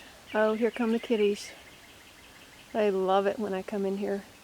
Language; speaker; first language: English; native; English